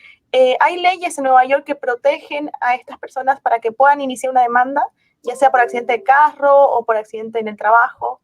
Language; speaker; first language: Spanish; native; Spanish